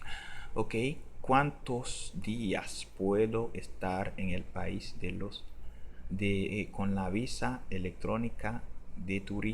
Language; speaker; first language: Spanish; non-native, learner; Haitian Creole